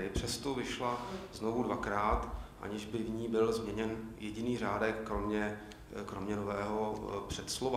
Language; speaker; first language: Czech; native; Czech